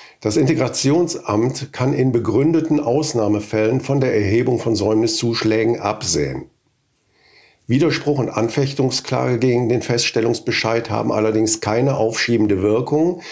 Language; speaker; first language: German; native; German